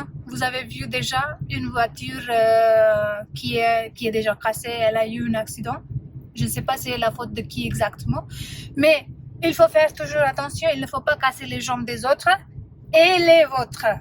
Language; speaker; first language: French; non-native, fluent; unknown